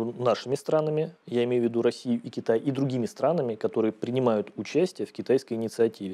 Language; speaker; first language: Russian; native; Russian